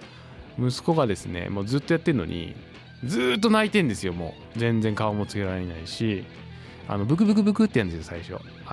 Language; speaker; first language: Japanese; native; Japanese